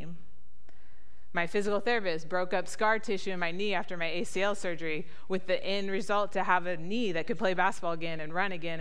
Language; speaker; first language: English; native; English